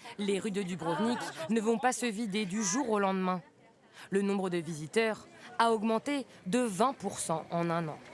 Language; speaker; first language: French; native; French